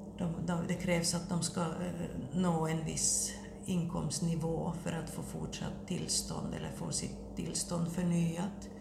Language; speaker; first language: Swedish; native; Swedish